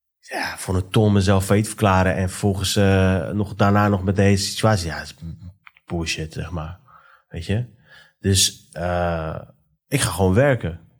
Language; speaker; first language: Dutch; early bilingual, other home language; Persian